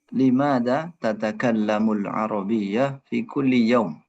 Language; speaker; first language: Arabic; non-native, fluent; Indonesian